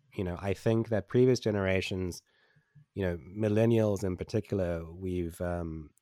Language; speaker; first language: English; native; English